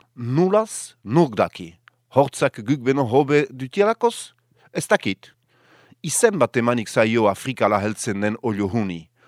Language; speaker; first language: Basque; native; Basque